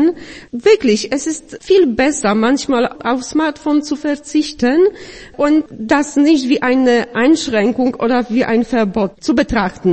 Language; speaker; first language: German; non-native, fluent; Polish